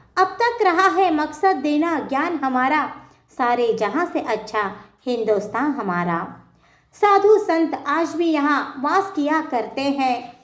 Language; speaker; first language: Hindi; non-native, local second language; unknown